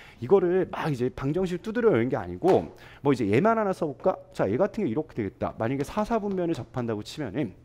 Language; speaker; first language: Korean; native; Korean